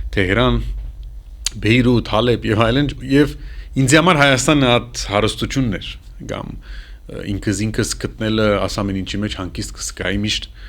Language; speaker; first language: Armenian; early bilingual, heritage; Armenian